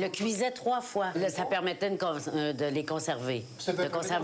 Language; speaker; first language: French; native; French